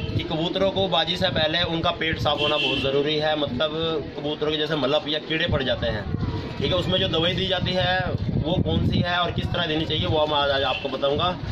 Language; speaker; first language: Hindi; non-native, local second language; Punjabi